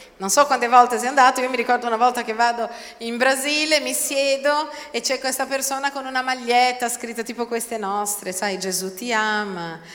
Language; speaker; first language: Italian; non-native, fluent; Portuguese